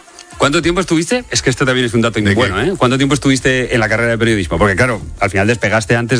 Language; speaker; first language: Spanish; native; Spanish